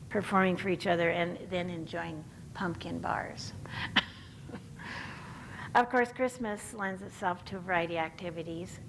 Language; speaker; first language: English; native; English